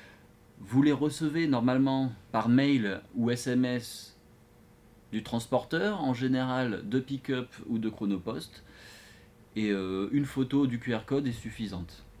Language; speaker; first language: French; native; French